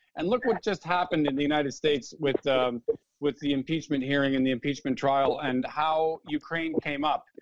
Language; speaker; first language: English; early bilingual, other home language; Ukrainian